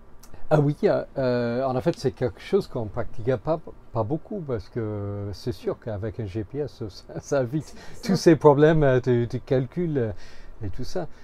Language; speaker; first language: French; non-native, fluent; English